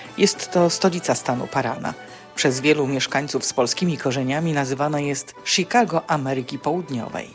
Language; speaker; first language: Polish; native; Polish